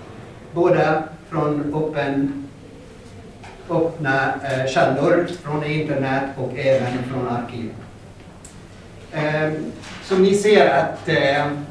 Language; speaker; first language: Swedish; non-native, fluent; Arabic